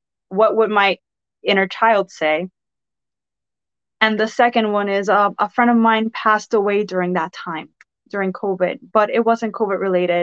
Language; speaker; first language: English; non-native, fluent; Spanish